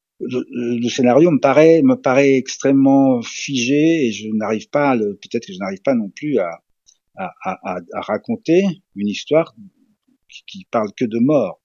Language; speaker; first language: French; early bilingual, other home language; Serbian